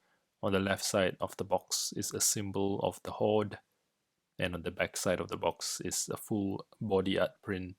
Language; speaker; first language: English; native; English